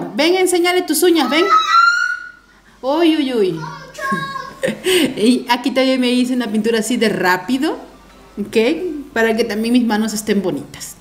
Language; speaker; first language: Spanish; native; Spanish